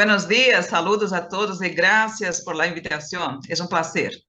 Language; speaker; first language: Spanish; non-native, learner; Portuguese